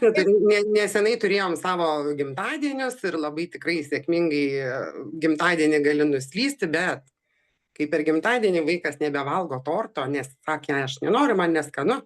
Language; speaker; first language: Lithuanian; native; Lithuanian